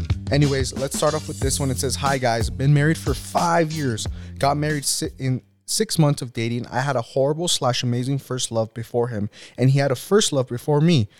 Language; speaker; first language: English; early bilingual, other home language; Spanish